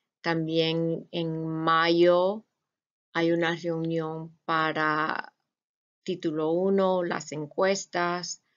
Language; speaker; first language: Spanish; non-native, fluent; English